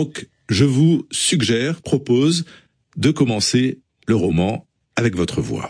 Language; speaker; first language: French; native; French